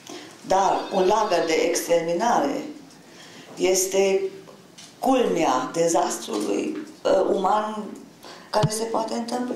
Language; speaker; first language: Romanian; non-native, local second language; German